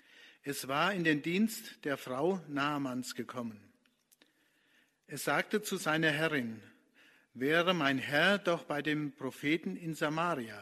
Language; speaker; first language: German; native; German